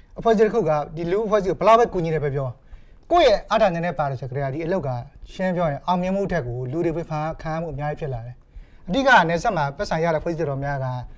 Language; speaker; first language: Burmese; native; Burmese